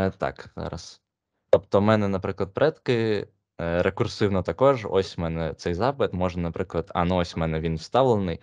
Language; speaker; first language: Ukrainian; non-native, local second language; Russian